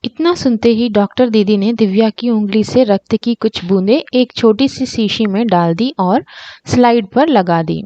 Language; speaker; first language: Hindi; non-native, local second language; Tamil